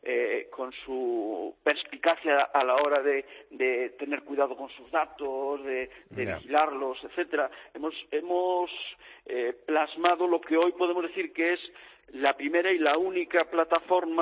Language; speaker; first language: Spanish; native; Spanish